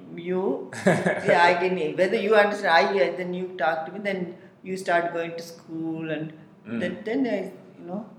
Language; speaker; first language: English; non-native, local second language; Tamil